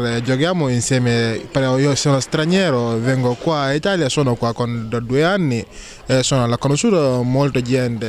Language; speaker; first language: Italian; non-native, learner; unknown